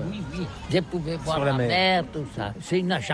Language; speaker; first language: French; non-native, learner; Catalan